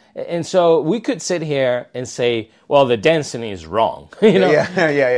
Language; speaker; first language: English; non-native, fluent; Spanish